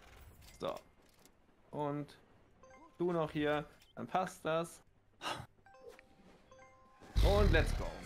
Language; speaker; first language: German; native; German